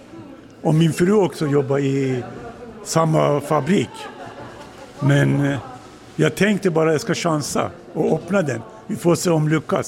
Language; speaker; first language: Swedish; non-native, learner; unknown